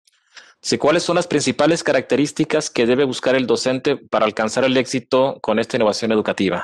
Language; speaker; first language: Spanish; native; Spanish